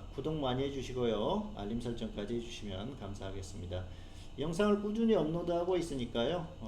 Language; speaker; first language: Korean; native; Korean